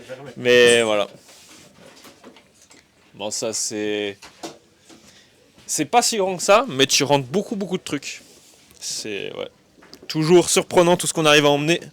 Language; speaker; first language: French; native; French